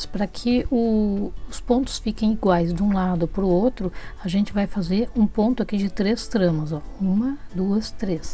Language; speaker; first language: Portuguese; native; Portuguese